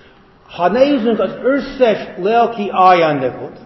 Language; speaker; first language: Hungarian; non-native, fluent; English